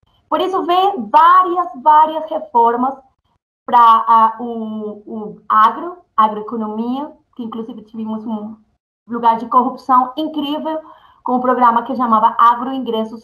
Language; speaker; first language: Portuguese; non-native, fluent; Spanish